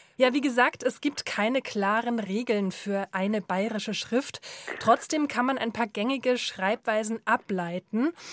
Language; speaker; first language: German; native; German